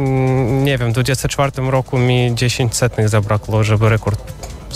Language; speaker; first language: Polish; non-native, fluent; Russian